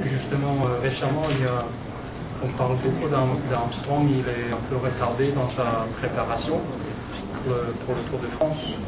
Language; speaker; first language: French; native; French